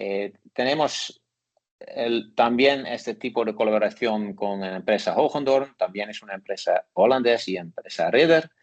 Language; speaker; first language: Spanish; non-native, learner; Dutch